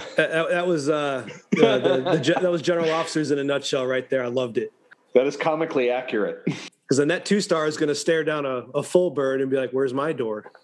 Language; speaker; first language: English; native; English